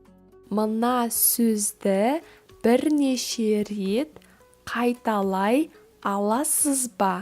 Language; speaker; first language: Kazakh; native; Kazakh